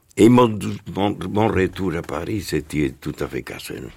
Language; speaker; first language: French; non-native, fluent; Spanish